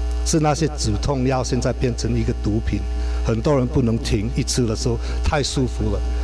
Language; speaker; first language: Chinese; native; Chinese